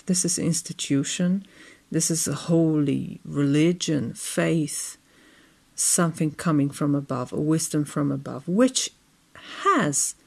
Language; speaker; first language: English; non-native, fluent; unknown